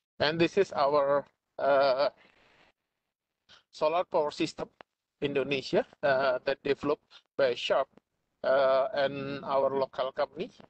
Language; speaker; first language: English; non-native, fluent; Indonesian